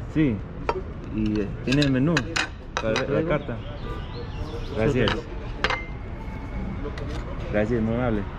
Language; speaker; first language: Spanish; non-native, learner; English